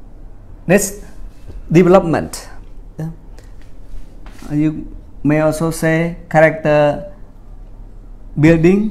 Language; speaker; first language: English; non-native, fluent; Khmer